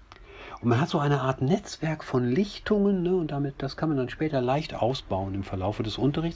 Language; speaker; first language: German; native; German